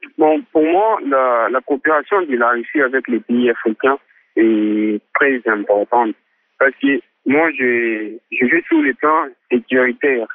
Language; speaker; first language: French; non-native, local second language; Swahili